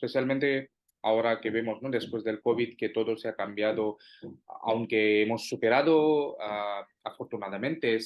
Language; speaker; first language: Spanish; non-native, fluent; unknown